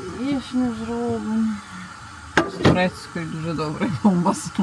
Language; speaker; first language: Polish; non-native, learner; Ukrainian